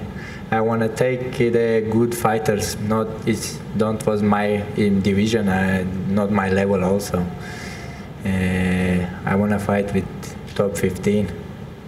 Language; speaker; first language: English; non-native, fluent; Russian